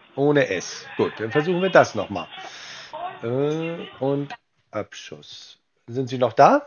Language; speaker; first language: German; native; German